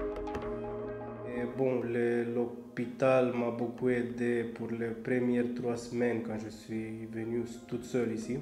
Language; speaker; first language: French; non-native, learner; Romanian